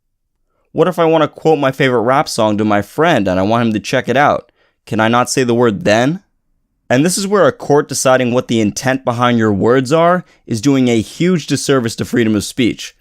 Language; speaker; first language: English; native; English